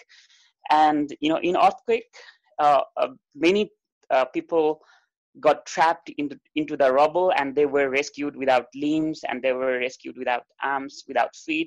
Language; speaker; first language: English; non-native, local second language; Nepali